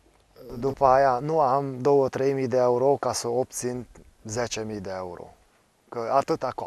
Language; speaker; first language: Romanian; non-native, local second language; Hungarian